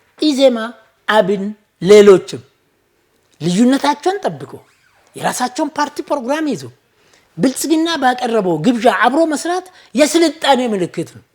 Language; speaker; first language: Amharic; non-native, local second language; Oromo